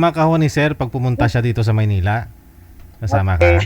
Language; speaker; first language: Filipino; native; Filipino